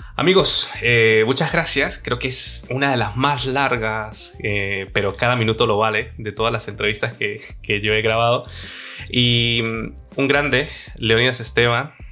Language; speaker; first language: Spanish; native; Spanish